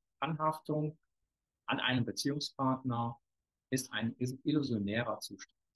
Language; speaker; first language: German; native; German